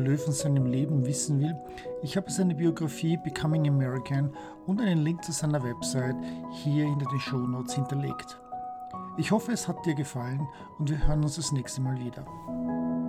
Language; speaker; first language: German; native; German